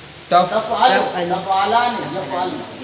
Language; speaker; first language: Arabic; non-native, learner; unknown